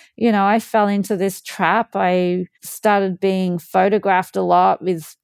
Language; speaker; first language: English; native; English